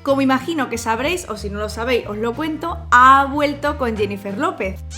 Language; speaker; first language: Spanish; native; Spanish